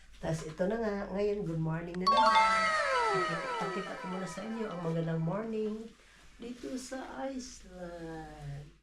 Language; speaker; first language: Filipino; non-native, local second language; Cebuano